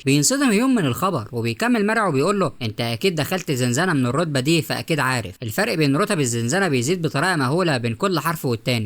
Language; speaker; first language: Arabic; native; Arabic